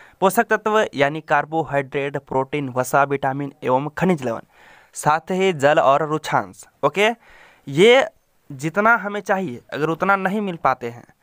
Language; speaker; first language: Hindi; native; Hindi